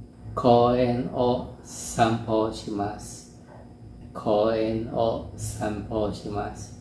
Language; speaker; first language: Japanese; non-native, fluent; Chinese